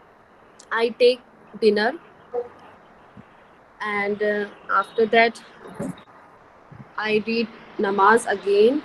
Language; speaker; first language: English; non-native, learner; Hindi